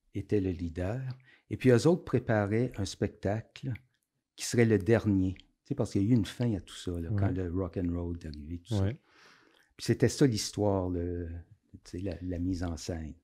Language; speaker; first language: French; native; French